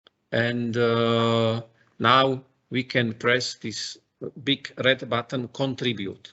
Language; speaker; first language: English; non-native, fluent; Slovak